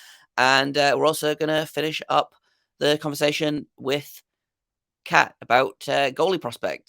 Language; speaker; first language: English; native; English